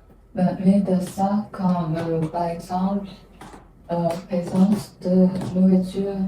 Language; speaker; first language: French; non-native, learner; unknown